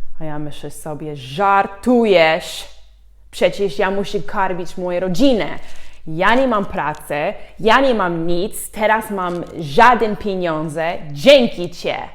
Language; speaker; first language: Polish; non-native, fluent; English